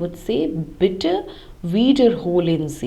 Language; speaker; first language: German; non-native, fluent; Hindi